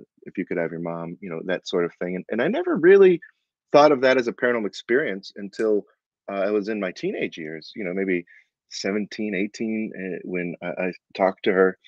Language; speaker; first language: English; native; English